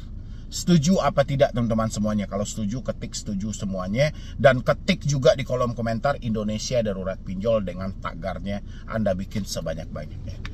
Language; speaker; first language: Indonesian; native; Indonesian